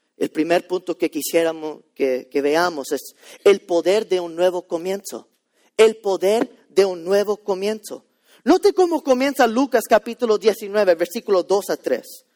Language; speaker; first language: Spanish; early bilingual, heritage; Spanish